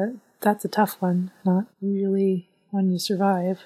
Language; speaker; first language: English; native; English